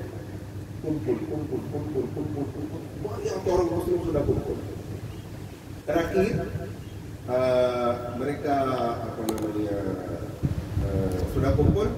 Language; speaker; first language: Indonesian; non-native, fluent; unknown